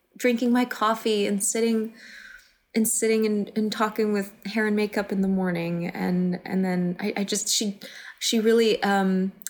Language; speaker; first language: English; native; English